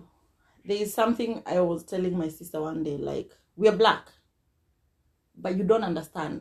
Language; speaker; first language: English; non-native, local second language; Kikuyu